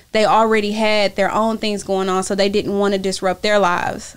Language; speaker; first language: English; native; English